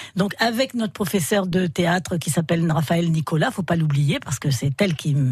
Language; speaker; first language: French; native; French